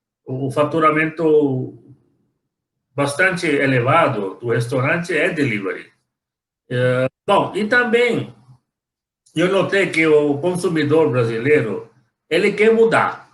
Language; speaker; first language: Portuguese; non-native, fluent; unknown